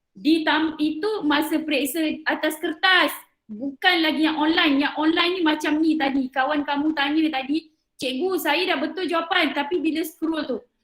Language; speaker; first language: Malay; native; Malay